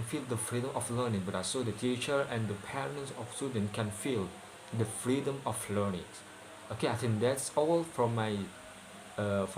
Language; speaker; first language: English; non-native, learner; Indonesian